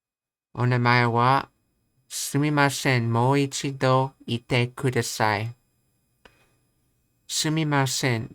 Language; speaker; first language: Japanese; non-native, learner; English